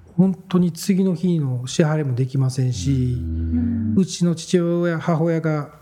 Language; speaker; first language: Japanese; native; Japanese